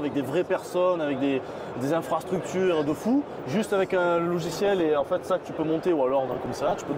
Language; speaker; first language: French; native; French